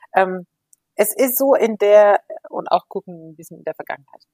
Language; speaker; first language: German; non-native, fluent; Arabic